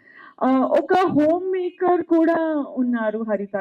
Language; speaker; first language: Telugu; non-native, fluent; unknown